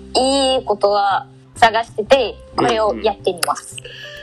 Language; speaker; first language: Japanese; non-native, learner; Arabic